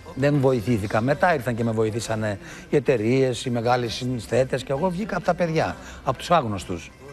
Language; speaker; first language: Greek; early bilingual, heritage; Greek